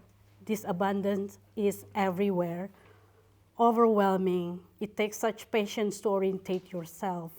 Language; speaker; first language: English; non-native, fluent; Indonesian